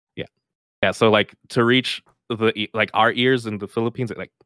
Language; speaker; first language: English; non-native, local second language; Filipino